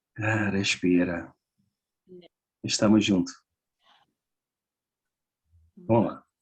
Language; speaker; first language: Portuguese; non-native, learner; Dutch